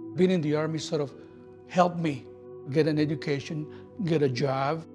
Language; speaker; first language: English; non-native, fluent; Spanish